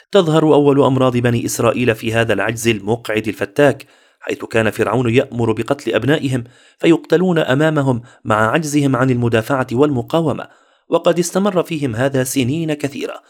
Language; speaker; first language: Arabic; native; Arabic